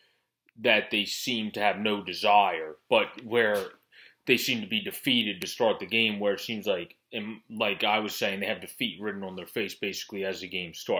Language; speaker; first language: English; native; English